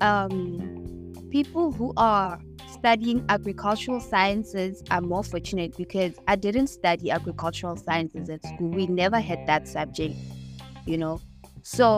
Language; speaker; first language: English; non-native, local second language; Southern Sotho